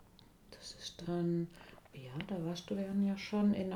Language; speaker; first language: German; native; German